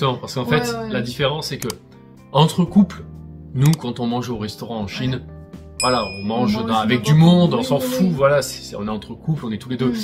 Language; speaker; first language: French; native; French